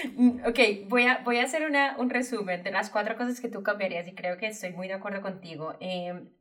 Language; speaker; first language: Spanish; native; Spanish